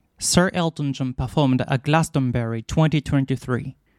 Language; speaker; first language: English; non-native, fluent; Japanese